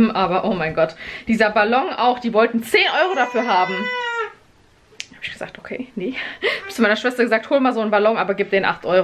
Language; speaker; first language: German; native; German